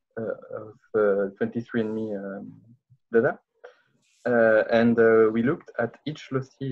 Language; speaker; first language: English; non-native, learner; French